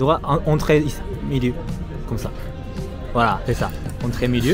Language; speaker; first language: French; non-native, learner; Japanese